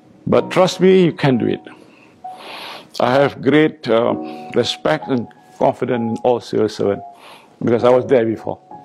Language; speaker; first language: English; non-native, local second language; Malay